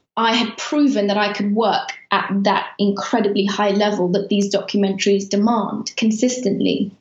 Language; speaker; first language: English; early bilingual, other home language; Persian